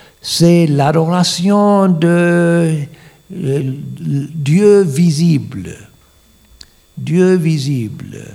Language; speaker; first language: French; non-native, fluent; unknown